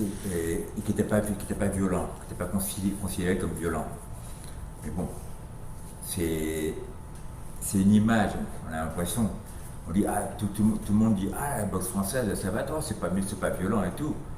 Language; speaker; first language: French; native; French